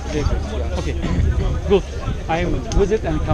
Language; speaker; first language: English; non-native, learner; Turkish